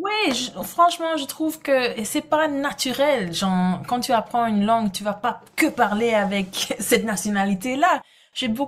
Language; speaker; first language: French; non-native, fluent; English